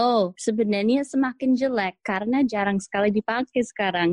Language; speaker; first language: Indonesian; non-native, fluent; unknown